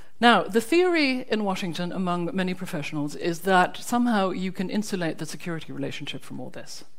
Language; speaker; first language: English; non-native, fluent; German